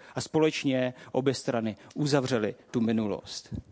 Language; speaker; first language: Czech; native; Czech